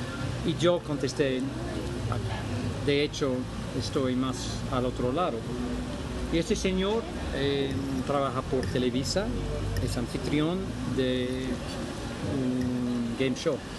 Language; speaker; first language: Spanish; non-native, fluent; English